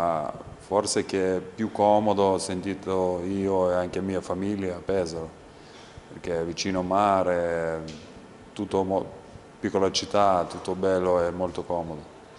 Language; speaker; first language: Italian; non-native, learner; Lithuanian